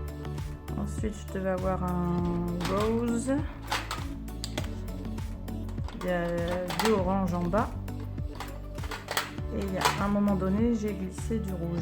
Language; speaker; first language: French; native; French